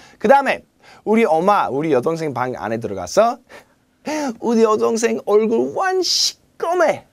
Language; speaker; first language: Korean; non-native, learner; English